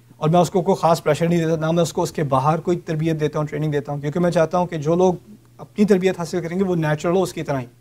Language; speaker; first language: Urdu; native; Urdu